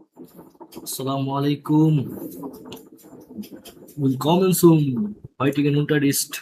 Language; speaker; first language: German; non-native, learner; Bangla